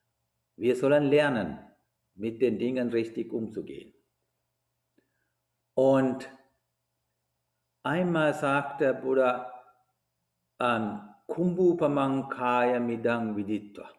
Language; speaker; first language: German; non-native, fluent; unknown